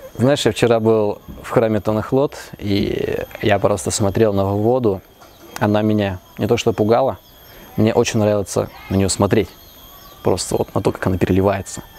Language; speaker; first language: Russian; native; Russian